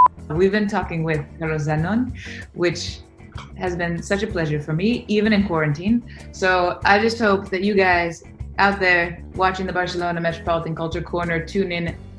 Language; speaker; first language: English; native; English